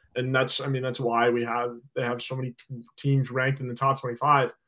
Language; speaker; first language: English; native; English